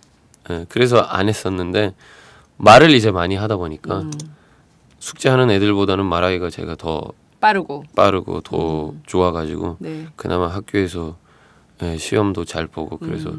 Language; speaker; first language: Korean; non-native, fluent; Turkish